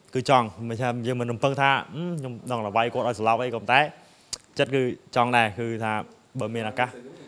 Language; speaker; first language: Khmer; native; Khmer